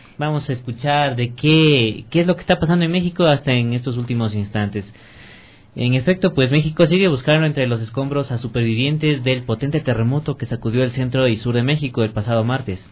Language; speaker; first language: Spanish; native; Spanish